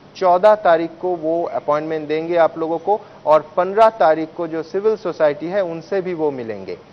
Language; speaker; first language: Hindi; non-native, local second language; Bangla